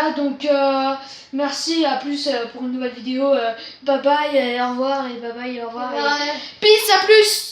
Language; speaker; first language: French; native; French